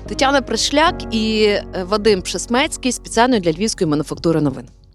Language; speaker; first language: Ukrainian; native; Ukrainian